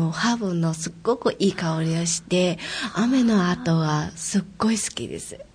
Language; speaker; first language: Japanese; non-native, fluent; Mongolian